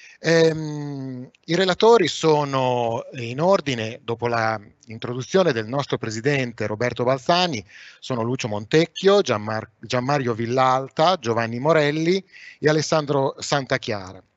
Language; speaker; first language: Italian; native; Italian